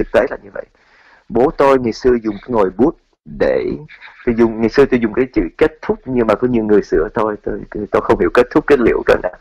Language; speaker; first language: Vietnamese; early bilingual, heritage; Vietnamese